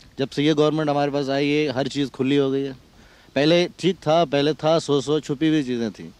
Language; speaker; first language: Urdu; non-native, local second language; Sindhi